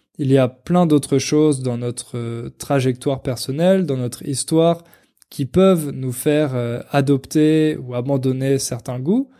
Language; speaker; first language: French; native; French